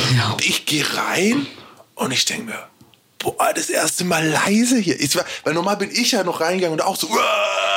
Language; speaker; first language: German; native; German